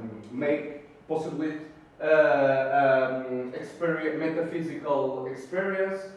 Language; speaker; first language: English; non-native, learner; Portuguese